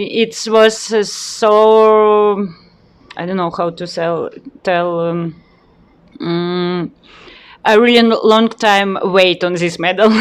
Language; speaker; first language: English; non-native, learner; Ukrainian